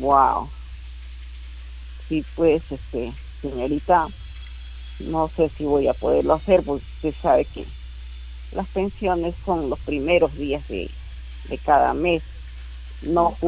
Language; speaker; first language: Spanish; native; Spanish